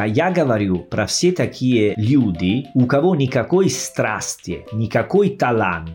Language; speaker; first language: Russian; non-native, fluent; Italian